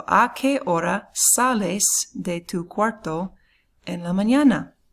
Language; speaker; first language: Spanish; non-native, fluent; English